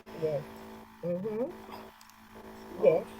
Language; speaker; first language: English; non-native, fluent; Spanish